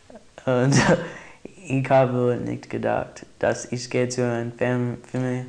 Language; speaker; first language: German; non-native, learner; English